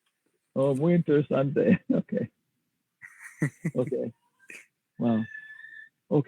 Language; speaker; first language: Spanish; non-native, learner; English